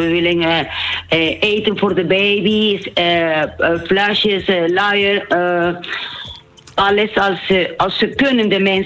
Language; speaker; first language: Dutch; non-native, learner; Spanish